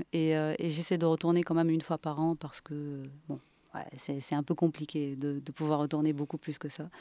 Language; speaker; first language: French; non-native, local second language; Arabic